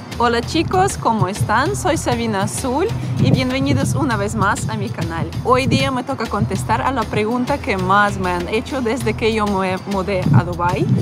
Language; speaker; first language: Spanish; non-native, fluent; Russian